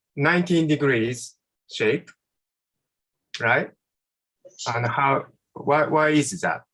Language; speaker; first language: English; non-native, fluent; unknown